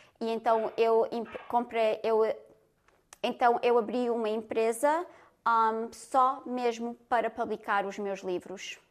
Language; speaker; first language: Portuguese; early bilingual, other home language; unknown